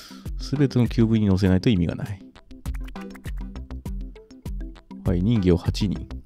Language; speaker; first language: Japanese; native; Japanese